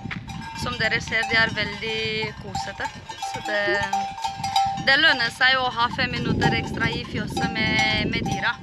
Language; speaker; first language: Norwegian; non-native, fluent; Romanian